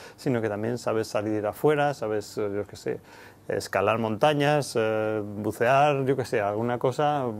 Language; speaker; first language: Spanish; native; Spanish